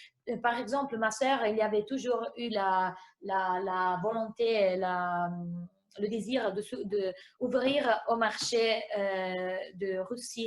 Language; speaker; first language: French; non-native, fluent; Italian